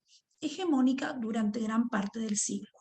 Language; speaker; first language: Spanish; native; Spanish